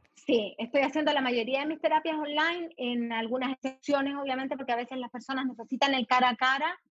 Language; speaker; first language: Spanish; early bilingual, heritage; Spanish